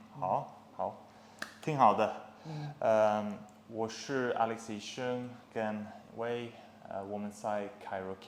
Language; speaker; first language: Chinese; non-native, fluent; English